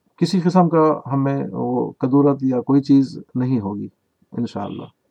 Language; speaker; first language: Urdu; native; Urdu